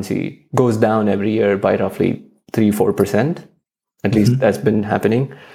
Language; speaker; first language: English; non-native, local second language; Hindi